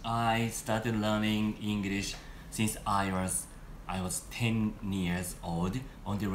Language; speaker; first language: English; non-native, learner; Japanese